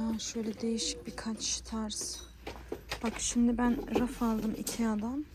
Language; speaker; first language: Turkish; native; Turkish